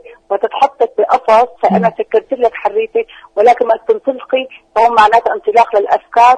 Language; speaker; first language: Arabic; native; Arabic